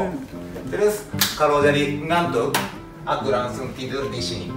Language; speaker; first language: Indonesian; non-native, fluent; Japanese